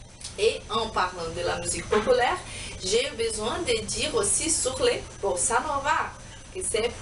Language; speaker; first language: French; non-native, learner; Portuguese